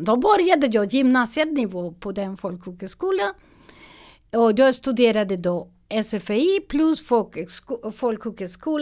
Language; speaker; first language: Swedish; non-native, learner; Spanish